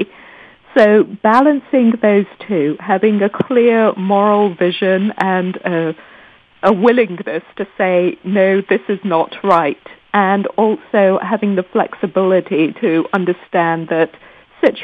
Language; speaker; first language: English; non-native, local second language; Gujarati